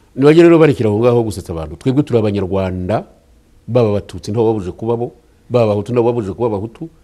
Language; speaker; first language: Kinyarwanda; native; Kinyarwanda